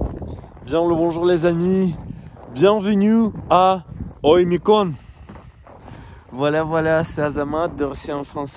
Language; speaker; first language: French; non-native, fluent; Russian